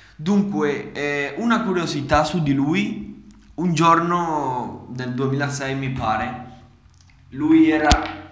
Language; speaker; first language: Italian; early bilingual, other home language; Spanish